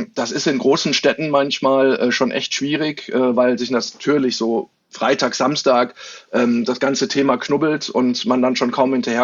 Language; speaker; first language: German; native; German